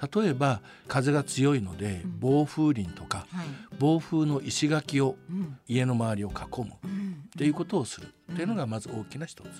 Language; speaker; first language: Japanese; native; Japanese